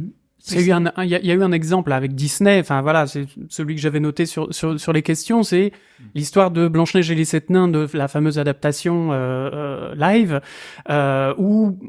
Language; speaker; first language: French; native; French